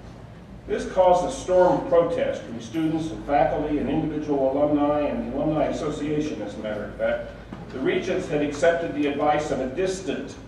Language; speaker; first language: English; native; English